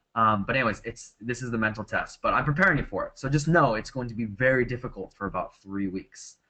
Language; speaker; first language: English; native; English